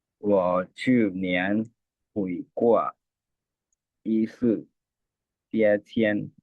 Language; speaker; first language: Chinese; non-native, learner; Lao